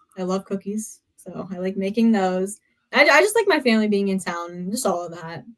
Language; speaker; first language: English; native; English